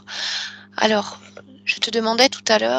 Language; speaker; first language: French; native; French